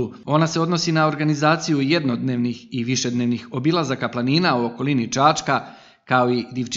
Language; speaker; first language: Serbian; native; Serbian